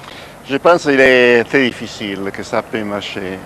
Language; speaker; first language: French; non-native, fluent; Italian